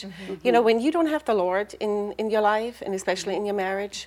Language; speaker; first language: English; non-native, fluent; German